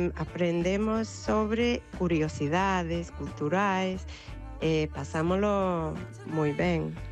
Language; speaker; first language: Galician; non-native, fluent; English